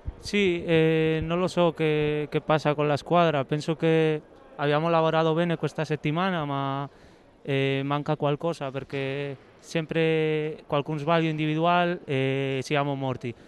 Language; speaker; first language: Italian; non-native, learner; Spanish